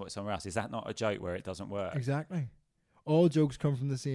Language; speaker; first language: English; native; English